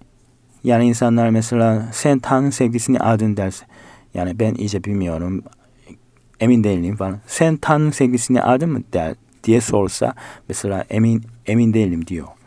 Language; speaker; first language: Turkish; non-native, learner; Korean